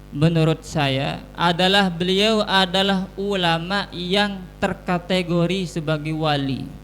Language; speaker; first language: Indonesian; non-native, local second language; Sasak